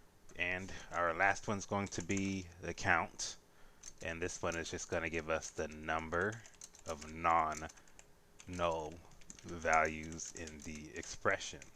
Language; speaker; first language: English; native; English